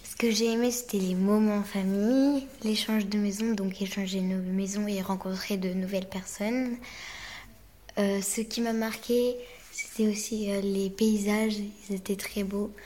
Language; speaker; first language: French; native; French